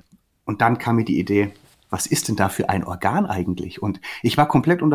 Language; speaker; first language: German; native; German